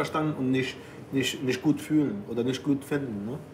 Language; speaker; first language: German; non-native, fluent; Arabic